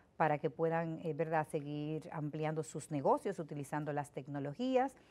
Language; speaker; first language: Spanish; native; Spanish